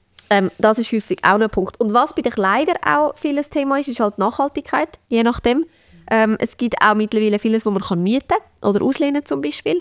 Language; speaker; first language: German; native; German